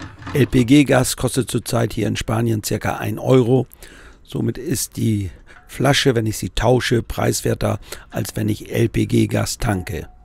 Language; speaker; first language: German; native; German